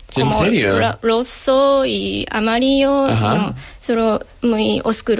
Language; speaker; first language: Spanish; non-native, learner; Japanese